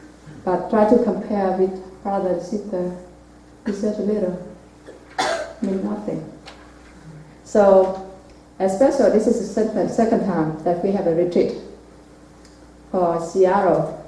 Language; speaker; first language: English; non-native, learner; Vietnamese